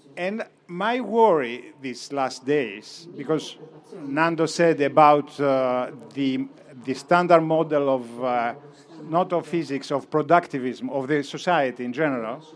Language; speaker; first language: English; non-native, fluent; Greek